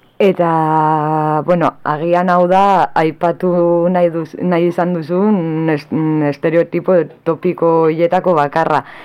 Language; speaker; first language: Basque; native; Basque